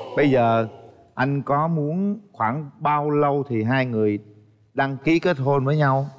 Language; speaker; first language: Vietnamese; native; Vietnamese